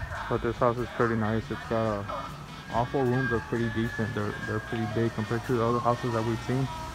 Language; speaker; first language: English; early bilingual, other home language; Spanish